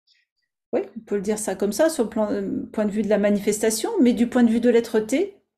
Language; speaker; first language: French; native; French